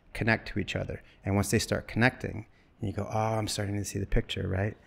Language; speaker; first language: English; native; English